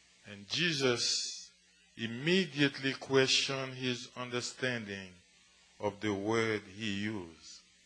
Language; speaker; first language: English; non-native, fluent; Haitian Creole